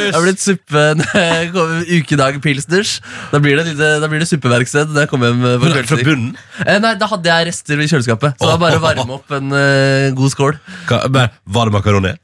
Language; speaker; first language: Norwegian; native; Norwegian